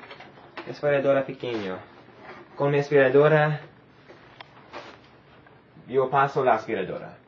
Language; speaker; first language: Spanish; non-native, learner; English